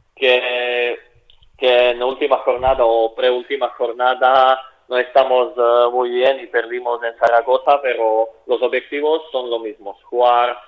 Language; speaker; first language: Spanish; non-native, fluent; Slovak